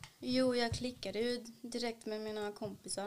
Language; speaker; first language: Swedish; early bilingual, other home language; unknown